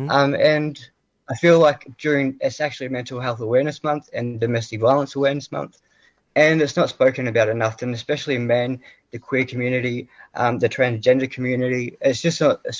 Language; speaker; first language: English; native; English